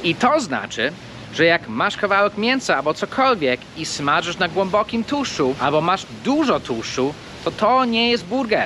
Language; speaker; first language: Polish; non-native, fluent; English